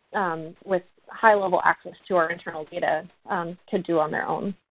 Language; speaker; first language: English; native; English